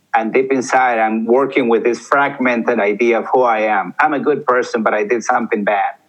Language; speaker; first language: English; early bilingual, other home language; Spanish